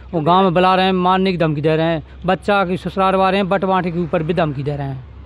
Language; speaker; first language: Hindi; native; Hindi